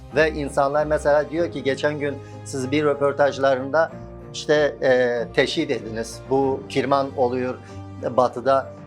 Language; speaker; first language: Turkish; native; Turkish